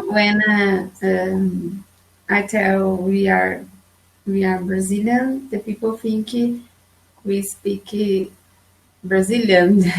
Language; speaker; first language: English; non-native, learner; Portuguese